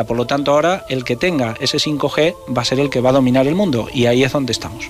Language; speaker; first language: Spanish; native; Spanish